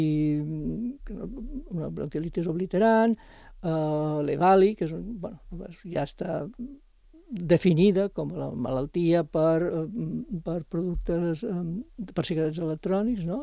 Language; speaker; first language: Catalan; native; Catalan